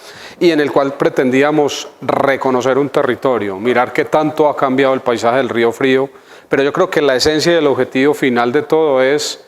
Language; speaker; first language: Spanish; native; Spanish